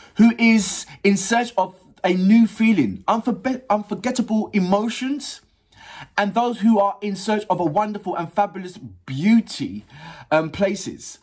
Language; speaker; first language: English; native; English